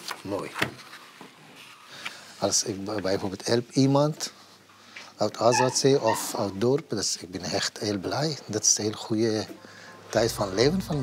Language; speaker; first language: Dutch; non-native, learner; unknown